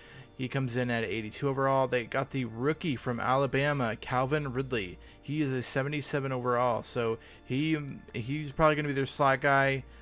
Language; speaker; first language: English; native; English